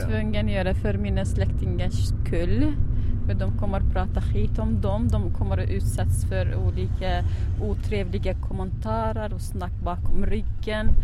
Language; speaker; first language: Swedish; non-native, fluent; Arabic